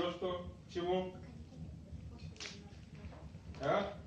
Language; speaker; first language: Russian; native; Russian